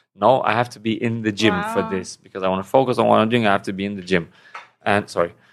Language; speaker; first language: English; non-native, fluent; Romanian